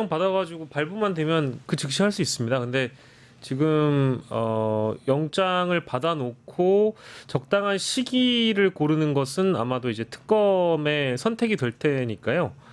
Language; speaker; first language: Korean; native; Korean